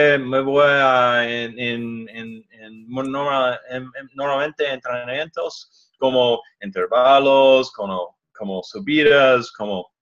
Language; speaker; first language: Spanish; non-native, learner; English